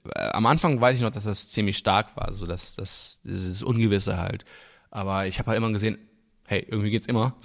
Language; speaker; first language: German; non-native, local second language; Luxembourgish